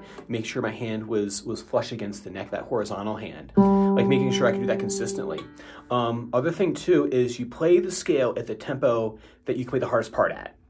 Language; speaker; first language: English; native; English